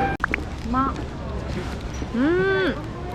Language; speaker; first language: Japanese; native; Japanese